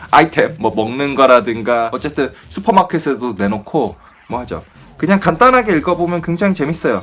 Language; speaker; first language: Korean; native; Korean